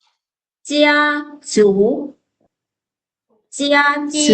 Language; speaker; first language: Chinese; non-native, fluent; Lao